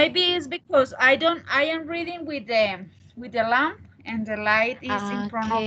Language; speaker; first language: English; non-native, learner; Spanish